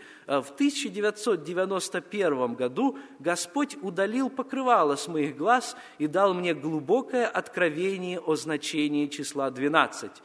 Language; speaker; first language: Russian; native; Russian